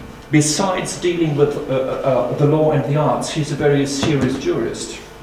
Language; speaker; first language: English; non-native, fluent; German